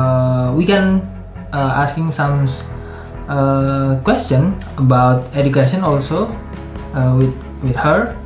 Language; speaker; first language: English; non-native, learner; Indonesian